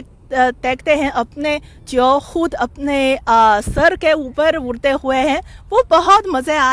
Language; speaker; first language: Hindi; non-native, fluent; Chinese